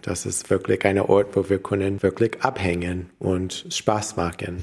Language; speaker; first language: German; non-native, learner; English